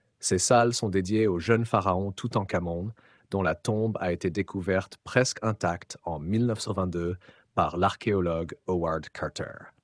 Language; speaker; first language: French; non-native, fluent; Arabic